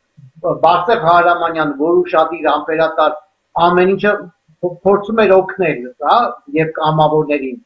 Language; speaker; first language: Armenian; native; Armenian